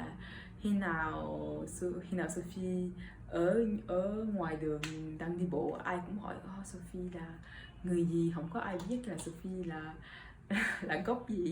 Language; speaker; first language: Vietnamese; early bilingual, heritage; French